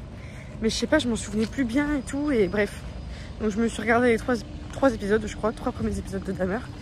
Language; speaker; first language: French; native; French